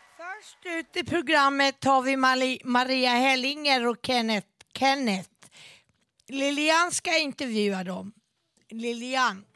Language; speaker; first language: Swedish; native; Swedish